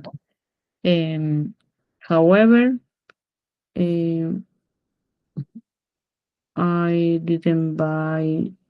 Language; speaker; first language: English; non-native, learner; Spanish